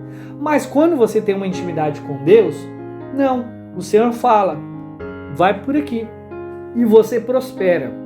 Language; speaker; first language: Portuguese; native; Portuguese